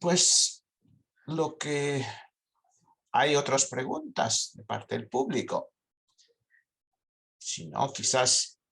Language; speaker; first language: Spanish; non-native, fluent; Italian